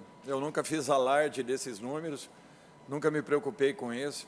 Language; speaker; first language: Portuguese; native; Portuguese